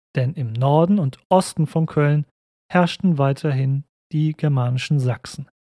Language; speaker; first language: German; native; German